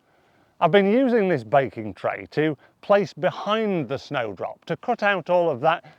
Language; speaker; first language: English; native; English